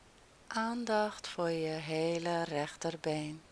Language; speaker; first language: Dutch; native; Dutch